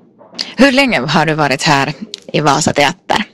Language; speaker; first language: Swedish; non-native, fluent; Finnish